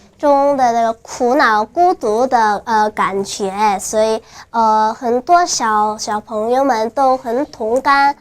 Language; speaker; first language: Chinese; non-native, learner; Korean